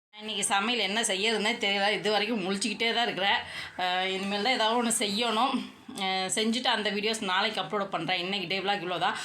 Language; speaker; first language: Tamil; native; Tamil